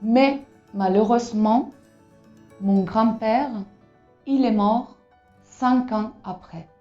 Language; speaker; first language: French; non-native, fluent; Spanish